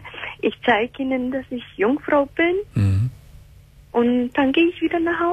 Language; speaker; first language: German; early bilingual, other home language; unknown